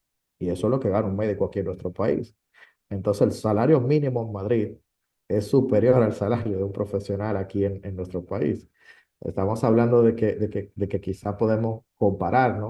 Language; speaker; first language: Spanish; native; Spanish